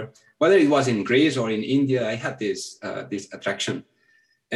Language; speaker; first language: English; non-native, fluent; Catalan